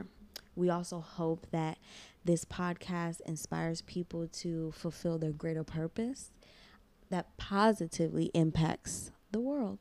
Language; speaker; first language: English; native; English